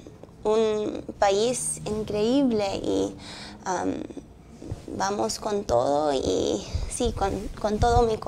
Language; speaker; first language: Spanish; early bilingual, heritage; English